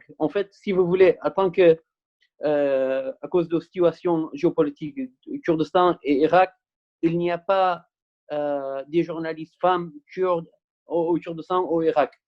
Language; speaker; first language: French; non-native, fluent; Kurdish